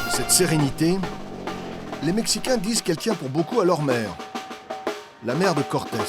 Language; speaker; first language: French; native; French